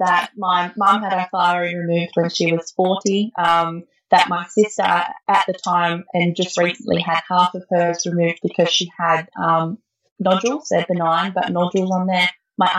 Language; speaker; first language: English; native; English